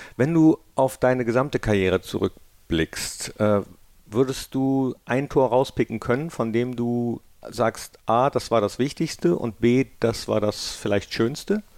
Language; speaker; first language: German; native; German